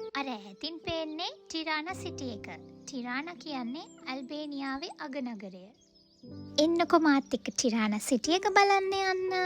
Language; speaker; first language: Sinhala; native; Sinhala